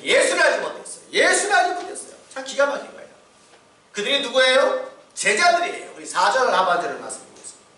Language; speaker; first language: Korean; native; Korean